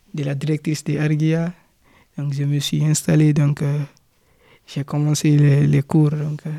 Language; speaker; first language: French; non-native, local second language; Fula